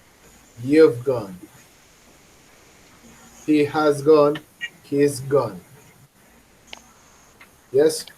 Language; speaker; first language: English; non-native, fluent; Spanish